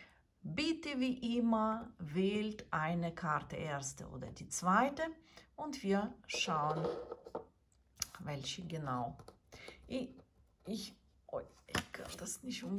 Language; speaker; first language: German; non-native, fluent; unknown